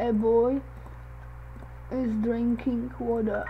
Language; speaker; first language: English; non-native, learner; Czech